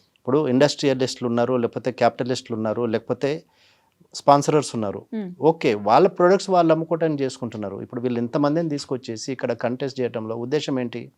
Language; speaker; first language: Telugu; native; Telugu